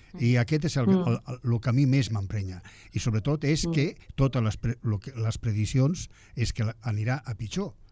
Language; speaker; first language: Catalan; non-native, local second language; Galician